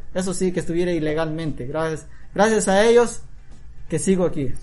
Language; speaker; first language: Spanish; non-native, local second language; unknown